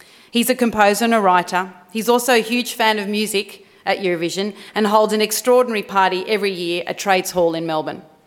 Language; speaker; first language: English; early bilingual, other home language; French